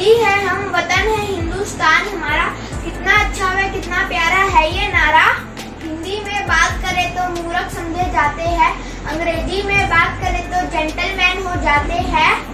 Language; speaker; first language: Hindi; native; Hindi